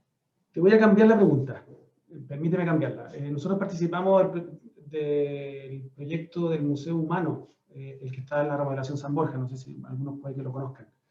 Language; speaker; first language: Spanish; native; Spanish